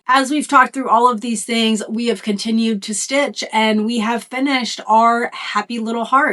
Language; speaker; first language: English; native; English